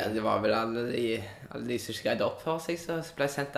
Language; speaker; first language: Norwegian; native; Norwegian